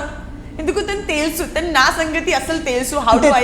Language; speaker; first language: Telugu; non-native, learner; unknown